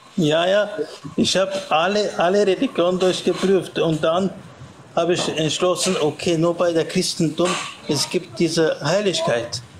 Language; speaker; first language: German; non-native, fluent; Bulgarian